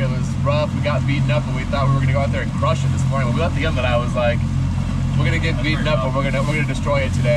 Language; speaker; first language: English; native; English